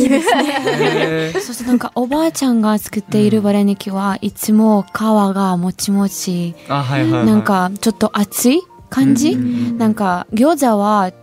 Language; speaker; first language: Japanese; non-native, fluent; Ukrainian